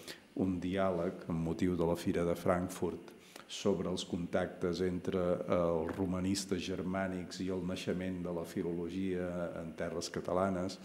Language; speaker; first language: Catalan; native; Catalan